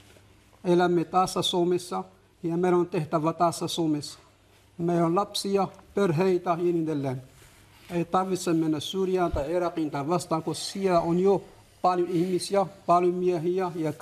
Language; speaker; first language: Finnish; non-native, fluent; Arabic